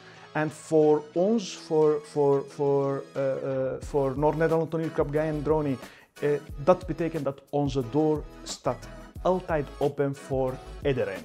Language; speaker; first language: Dutch; non-native, learner; Arabic